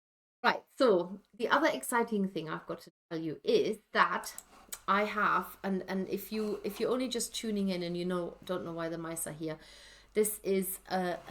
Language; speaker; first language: English; native; English